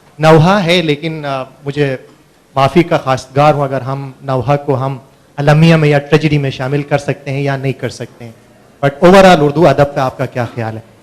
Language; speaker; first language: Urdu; non-native, local second language; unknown